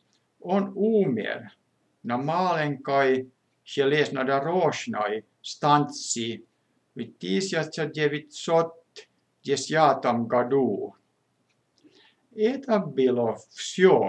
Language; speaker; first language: Russian; non-native, fluent; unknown